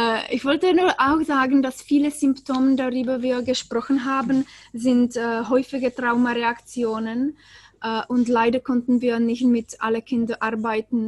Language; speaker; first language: German; non-native, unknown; Czech